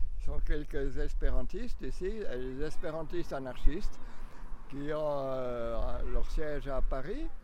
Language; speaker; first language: French; native; French